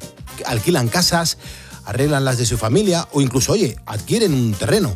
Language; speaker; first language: Spanish; native; Spanish